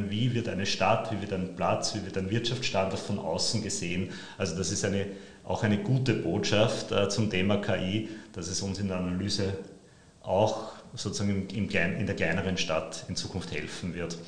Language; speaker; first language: German; native; German